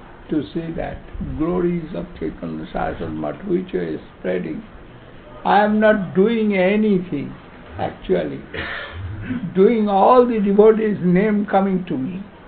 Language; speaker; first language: English; non-native, local second language; Bangla